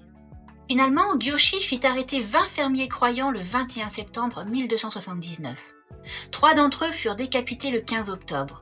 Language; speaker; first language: French; native; French